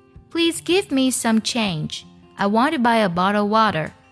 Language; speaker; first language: English; non-native, fluent; Chinese